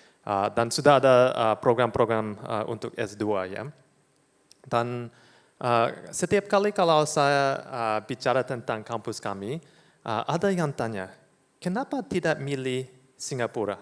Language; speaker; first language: Indonesian; non-native, fluent; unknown